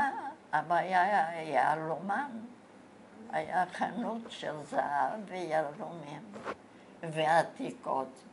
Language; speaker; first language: Hebrew; non-native, fluent; Bulgarian